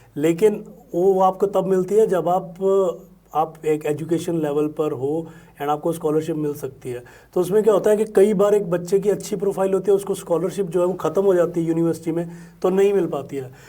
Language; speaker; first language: Hindi; non-native, local second language; Punjabi